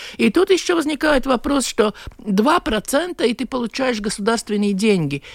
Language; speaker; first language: Russian; non-native, local second language; Latvian